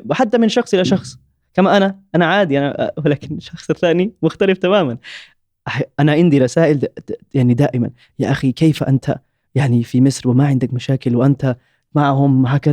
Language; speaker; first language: Arabic; non-native, learner; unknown